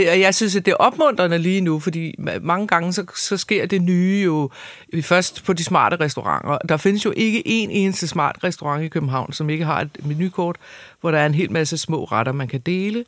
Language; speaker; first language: Danish; native; Danish